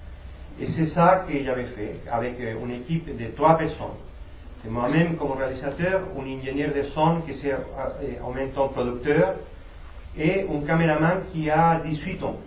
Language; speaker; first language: French; non-native, fluent; Spanish